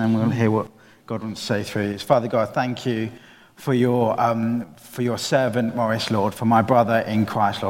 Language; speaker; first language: English; native; English